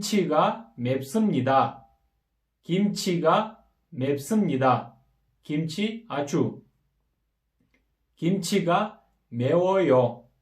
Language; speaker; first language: Korean; non-native, fluent; Kyrgyz